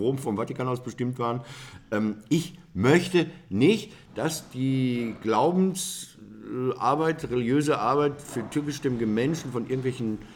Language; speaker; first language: German; native; German